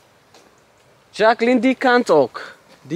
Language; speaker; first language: Dutch; non-native, learner; Indonesian